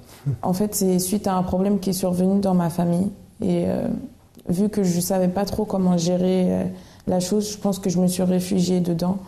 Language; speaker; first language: French; native; French